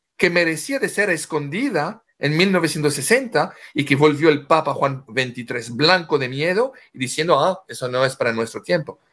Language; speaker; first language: Spanish; non-native, fluent; French